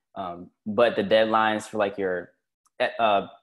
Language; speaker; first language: English; native; English